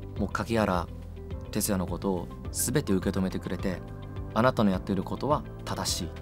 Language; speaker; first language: Japanese; early bilingual, heritage; Japanese